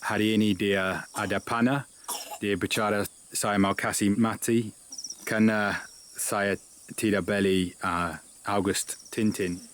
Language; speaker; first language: Indonesian; non-native, learner; English